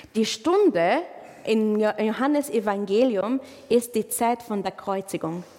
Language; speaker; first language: German; non-native, fluent; Arabic